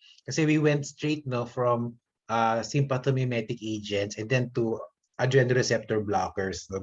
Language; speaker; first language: English; non-native, local second language; Filipino